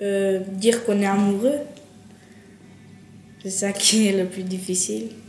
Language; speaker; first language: French; early bilingual, other home language; Chechen